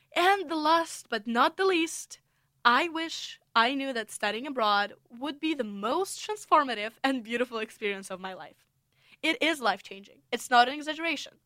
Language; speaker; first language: English; non-native, fluent; Russian